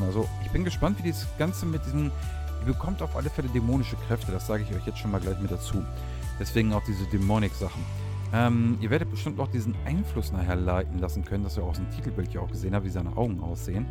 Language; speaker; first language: German; native; German